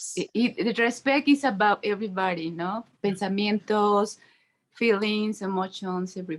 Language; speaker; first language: English; non-native, learner; Spanish